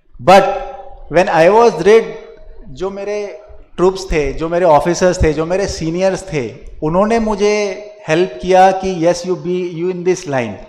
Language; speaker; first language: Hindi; non-native, local second language; Kannada